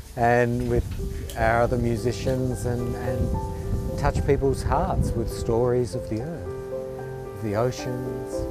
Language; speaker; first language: English; native; English